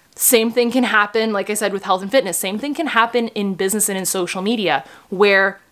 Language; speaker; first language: English; native; English